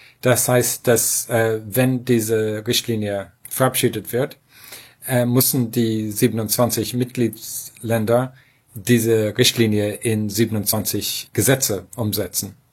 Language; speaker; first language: German; non-native, fluent; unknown